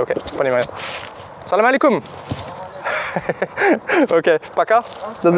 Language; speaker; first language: Russian; non-native, learner; French